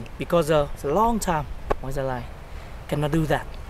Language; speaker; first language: English; non-native, learner; Vietnamese